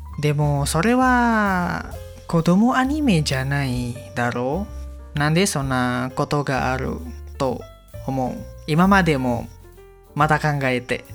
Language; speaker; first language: Japanese; non-native, learner; Indonesian